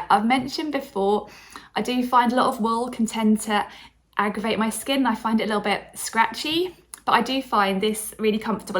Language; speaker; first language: English; native; English